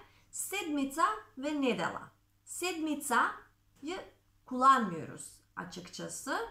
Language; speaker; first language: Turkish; non-native, fluent; Macedonian